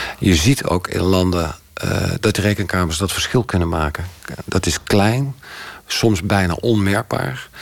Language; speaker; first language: Dutch; native; Dutch